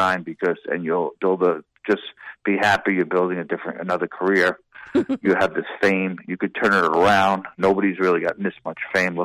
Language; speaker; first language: English; native; English